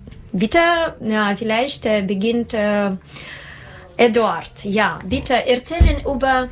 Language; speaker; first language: German; non-native, learner; Russian